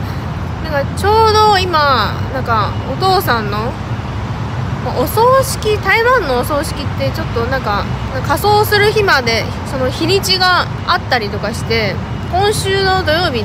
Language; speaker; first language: Japanese; native; Japanese